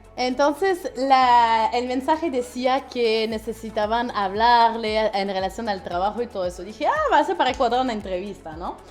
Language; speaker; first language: Spanish; non-native, fluent; French